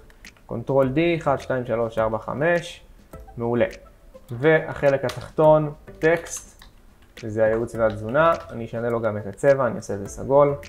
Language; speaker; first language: Hebrew; native; Hebrew